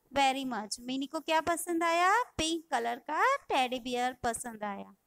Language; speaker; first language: Hindi; non-native, local second language; Gujarati